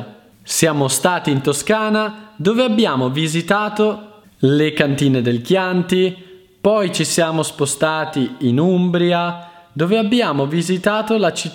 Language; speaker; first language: Italian; native; Italian